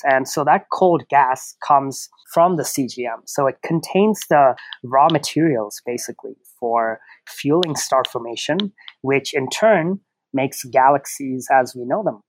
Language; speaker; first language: English; non-native, local second language; Bangla